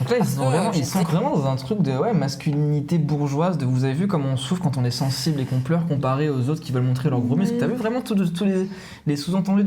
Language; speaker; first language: French; native; French